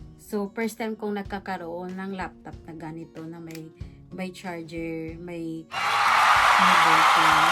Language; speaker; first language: Filipino; native; Filipino